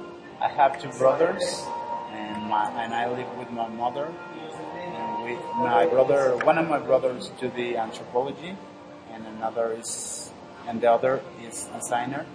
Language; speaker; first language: English; non-native, learner; Spanish